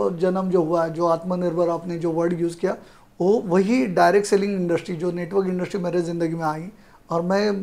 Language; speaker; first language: Hindi; non-native, local second language; Marathi